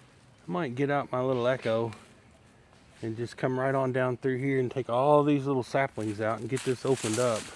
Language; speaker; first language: English; native; English